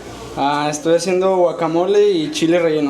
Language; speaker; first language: Spanish; native; Spanish